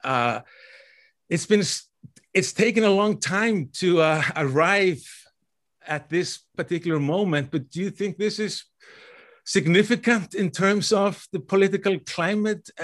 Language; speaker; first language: English; non-native, fluent; Icelandic